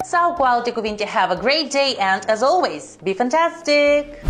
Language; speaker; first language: English; non-native, fluent; Romanian